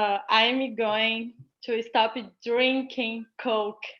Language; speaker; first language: English; non-native, learner; Portuguese